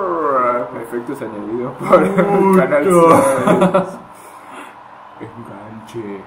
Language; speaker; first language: Spanish; native; Spanish